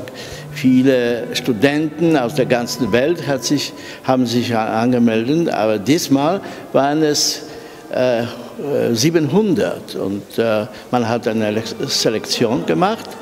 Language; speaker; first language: German; non-native, fluent; Polish